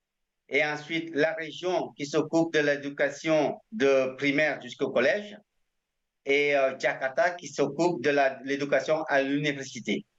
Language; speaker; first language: French; non-native, fluent; Indonesian